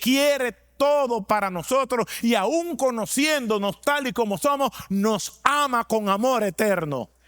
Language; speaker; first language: Spanish; native; Spanish